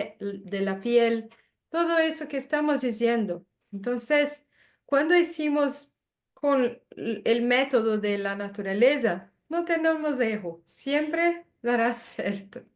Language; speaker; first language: Spanish; non-native, learner; Portuguese